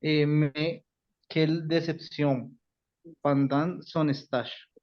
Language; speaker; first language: French; non-native, learner; Spanish